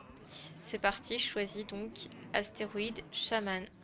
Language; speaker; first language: French; native; French